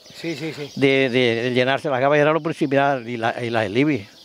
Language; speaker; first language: Spanish; native; Spanish